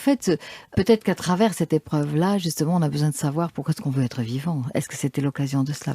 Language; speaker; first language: French; native; French